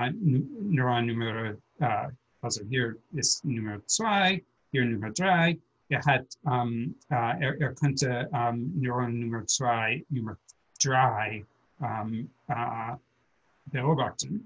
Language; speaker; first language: German; non-native, learner; English